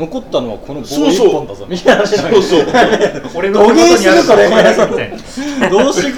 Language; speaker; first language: Japanese; native; Japanese